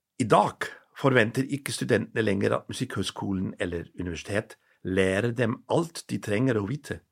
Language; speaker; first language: Norwegian; non-native, fluent; German